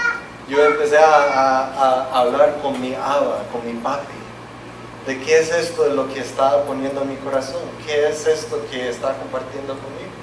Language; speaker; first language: Spanish; non-native, fluent; English